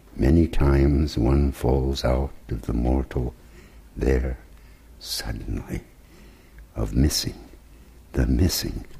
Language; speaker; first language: English; native; English